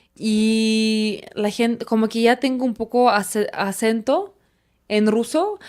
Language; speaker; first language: Spanish; non-native, fluent; Russian